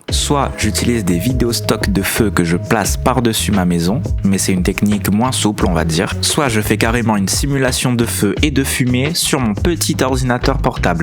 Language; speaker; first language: French; native; French